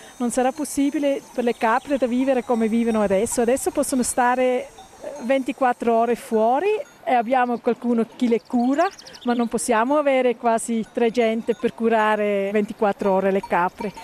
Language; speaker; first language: Italian; non-native, local second language; German